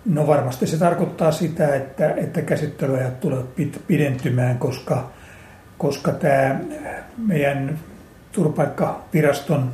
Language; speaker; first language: Finnish; native; Finnish